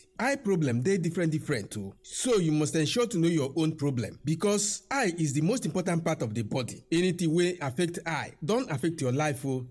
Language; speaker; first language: Nigerian Pidgin; non-native, local second language; Yoruba